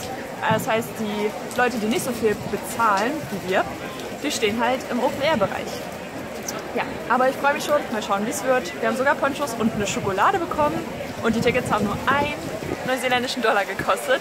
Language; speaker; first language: German; native; German